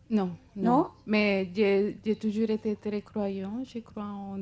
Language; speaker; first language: French; non-native, fluent; Spanish